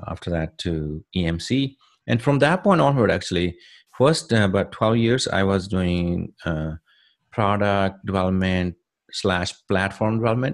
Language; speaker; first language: English; non-native, local second language; Punjabi